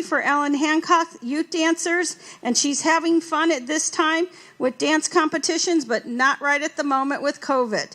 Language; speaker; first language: English; native; English